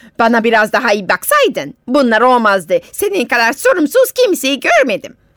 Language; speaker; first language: Turkish; non-native, fluent; French